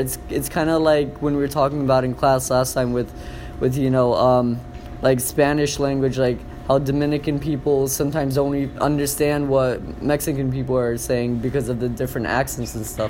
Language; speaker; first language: English; early bilingual, other home language; Polish